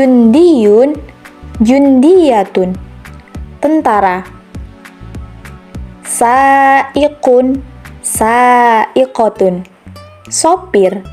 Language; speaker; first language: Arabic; non-native, fluent; Indonesian